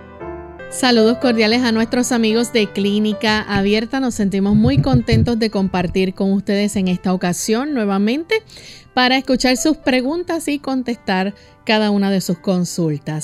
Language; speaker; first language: Spanish; native; Spanish